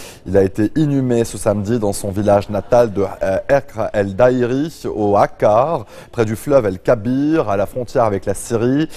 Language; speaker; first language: French; non-native, local second language; Arabic